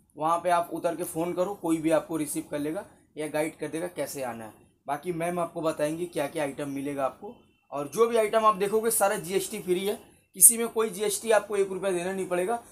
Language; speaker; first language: Hindi; native; Hindi